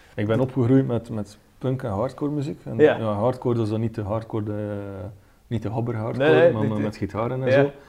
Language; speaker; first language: Dutch; native; Dutch